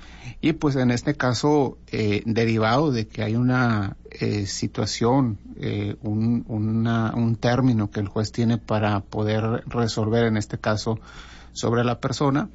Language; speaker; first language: Spanish; native; Spanish